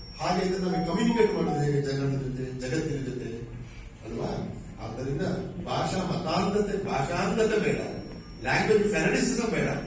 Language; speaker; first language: Kannada; non-native, local second language; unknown